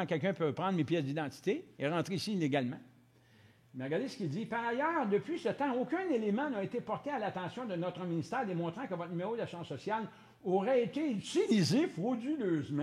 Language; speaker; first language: French; native; French